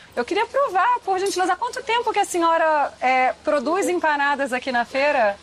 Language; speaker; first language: Portuguese; native; Portuguese